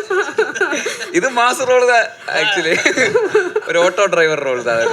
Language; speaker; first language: Tamil; non-native, learner; Malayalam